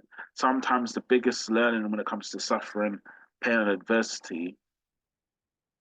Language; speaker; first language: English; native; English